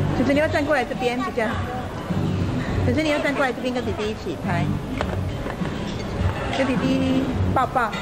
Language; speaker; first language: Chinese; native; Chinese